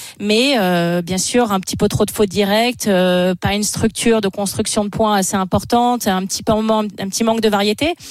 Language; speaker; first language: French; native; French